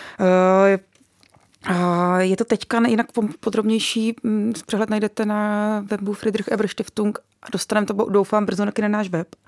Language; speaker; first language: Czech; native; Czech